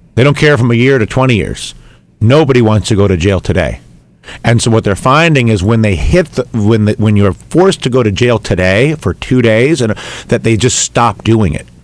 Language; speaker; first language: English; native; English